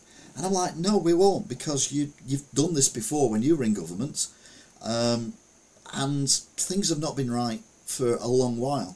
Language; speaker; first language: English; native; English